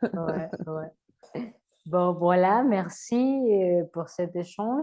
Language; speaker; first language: French; non-native, learner; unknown